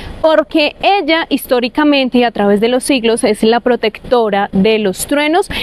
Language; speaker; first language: Spanish; native; Spanish